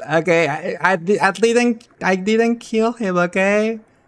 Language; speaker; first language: English; non-native, fluent; Spanish